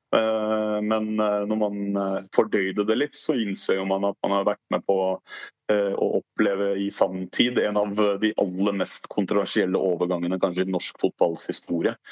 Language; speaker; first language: Norwegian; native; Norwegian